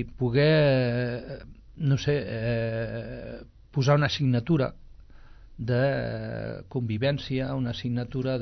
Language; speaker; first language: Catalan; non-native, local second language; Spanish